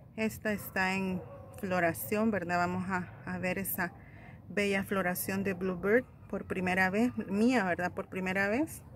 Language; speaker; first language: Spanish; native; Spanish